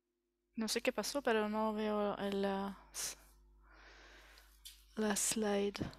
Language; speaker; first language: Spanish; non-native, learner; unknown